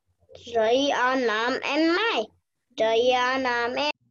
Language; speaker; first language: English; non-native, learner; Vietnamese